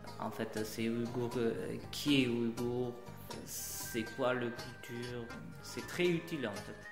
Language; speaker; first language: French; non-native, learner; Uyghur